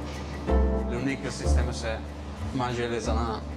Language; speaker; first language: French; non-native, fluent; Italian